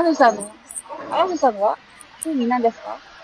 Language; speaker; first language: Japanese; non-native, learner; Filipino